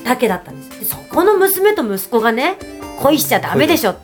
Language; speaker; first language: Japanese; native; Japanese